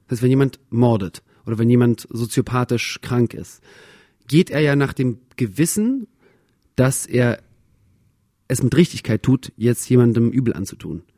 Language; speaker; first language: German; early bilingual, other home language; Russian